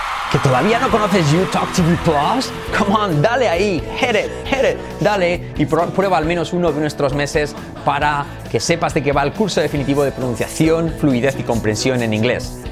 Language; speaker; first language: Spanish; native; Spanish